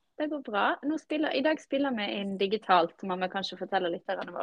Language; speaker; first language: Norwegian; native; Norwegian